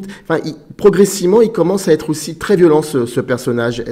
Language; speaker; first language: French; native; French